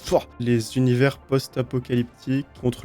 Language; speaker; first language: French; native; French